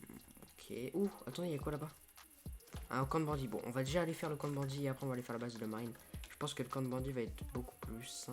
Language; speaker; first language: French; native; French